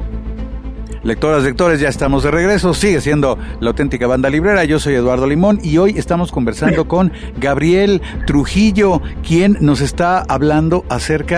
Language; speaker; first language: Spanish; native; Spanish